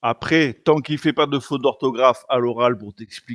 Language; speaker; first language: French; native; French